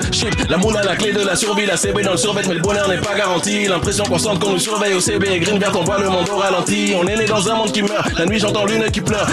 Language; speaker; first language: French; non-native, local second language; Baoulé